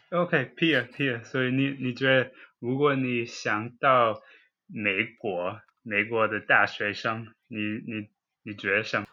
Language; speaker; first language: Chinese; non-native, learner; English